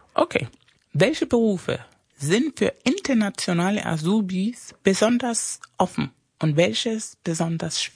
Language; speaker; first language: German; early bilingual, other home language; Spanish